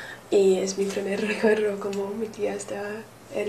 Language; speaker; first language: Spanish; non-native, learner; English